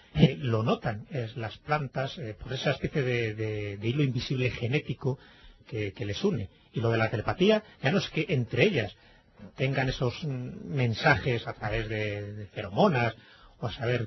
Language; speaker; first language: Spanish; native; Spanish